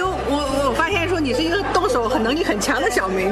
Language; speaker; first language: Chinese; native; Chinese